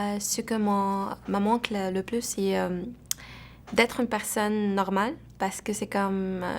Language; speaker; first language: French; non-native, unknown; Arabic